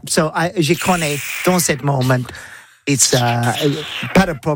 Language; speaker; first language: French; non-native, learner; English